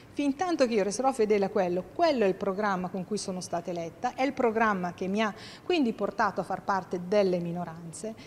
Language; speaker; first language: Italian; native; Italian